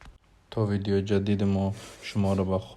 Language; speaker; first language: Persian; non-native, fluent; Hindi